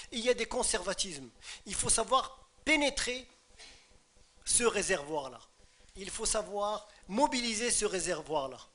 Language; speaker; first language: French; non-native, local second language; Arabic